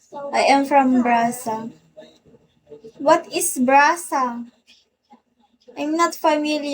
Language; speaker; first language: English; non-native, local second language; Filipino